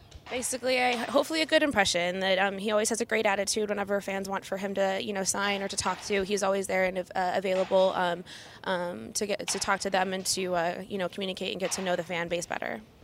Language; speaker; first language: English; early bilingual, other home language; Spanish